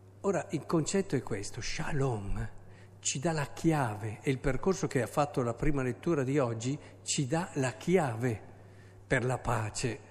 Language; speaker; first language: Italian; native; Italian